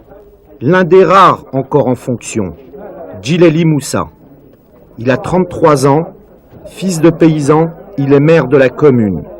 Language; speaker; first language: French; native; French